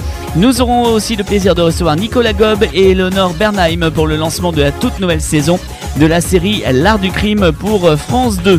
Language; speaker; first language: French; native; French